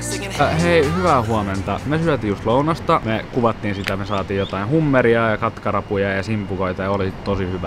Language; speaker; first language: Finnish; native; Finnish